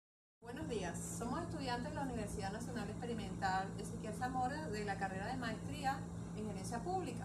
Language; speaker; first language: Spanish; native; Spanish